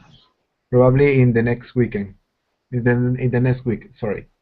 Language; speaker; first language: English; non-native, learner; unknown